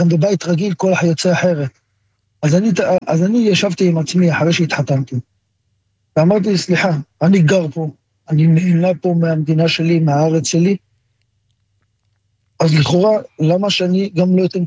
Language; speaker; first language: Hebrew; native; Hebrew